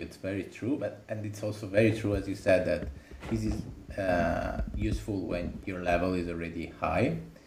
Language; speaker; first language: English; non-native, fluent; Italian